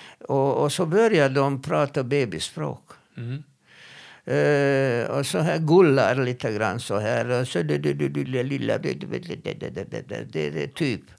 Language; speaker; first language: Swedish; non-native, fluent; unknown